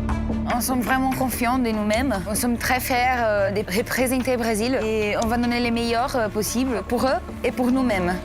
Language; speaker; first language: French; non-native, learner; Portuguese